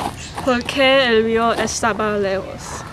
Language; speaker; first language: Spanish; non-native, learner; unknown